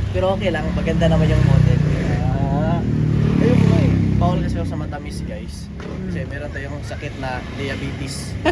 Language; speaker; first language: Filipino; non-native, local second language; Cebuano